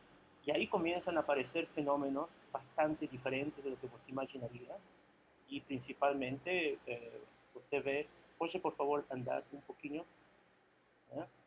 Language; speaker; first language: Portuguese; non-native, fluent; Spanish